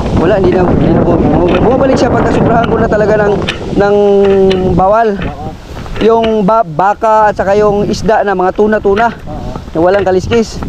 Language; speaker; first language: Filipino; native; Filipino